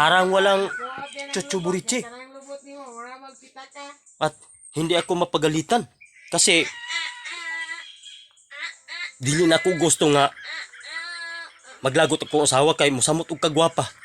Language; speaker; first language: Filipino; non-native, local second language; Cebuano